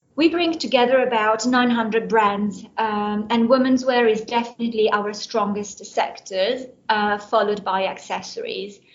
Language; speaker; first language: English; non-native, fluent; Italian